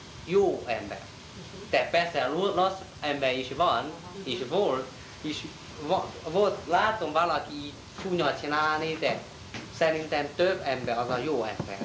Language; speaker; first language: Hungarian; non-native, learner; Chinese